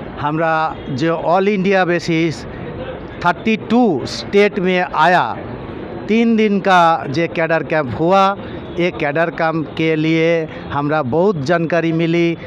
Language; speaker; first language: Hindi; non-native, local second language; Bangla